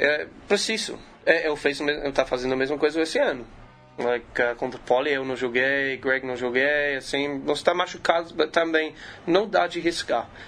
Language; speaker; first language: Portuguese; non-native, learner; English